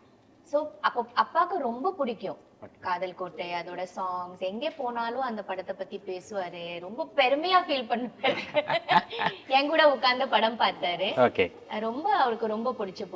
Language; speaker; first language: Tamil; non-native, fluent; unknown